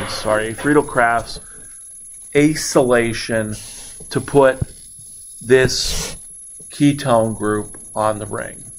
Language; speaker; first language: English; native; English